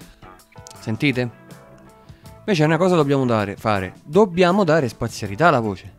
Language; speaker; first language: Italian; native; Italian